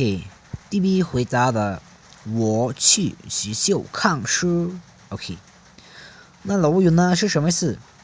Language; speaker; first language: Chinese; non-native, fluent; Lao